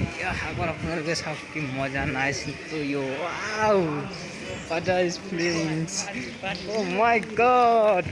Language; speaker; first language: Hindi; non-native, local second language; Assamese